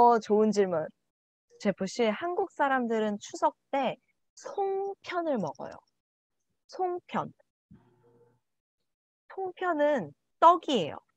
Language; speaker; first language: Korean; non-native, learner; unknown